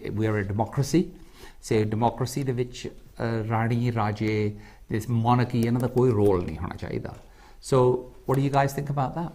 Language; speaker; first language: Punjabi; early bilingual, heritage; Punjabi